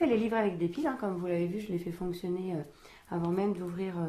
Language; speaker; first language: French; native; French